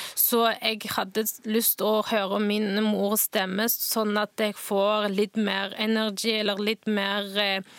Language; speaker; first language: Norwegian; non-native, fluent; Chinese